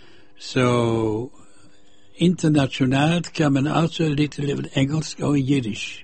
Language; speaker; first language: Danish; non-native, fluent; Dutch